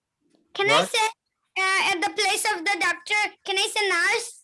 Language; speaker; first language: English; non-native, learner; Bangla